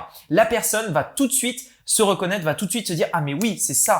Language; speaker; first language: French; native; French